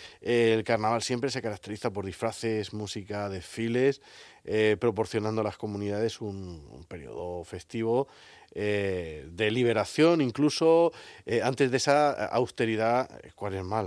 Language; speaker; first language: Spanish; native; Spanish